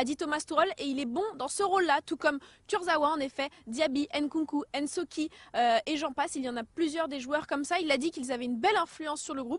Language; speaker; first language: French; native; French